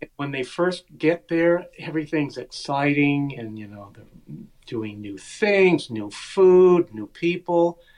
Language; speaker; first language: English; native; English